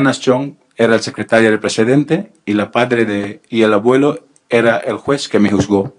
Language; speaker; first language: Spanish; non-native, learner; Filipino